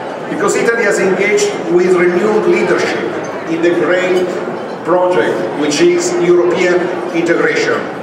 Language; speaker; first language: English; non-native, fluent; Italian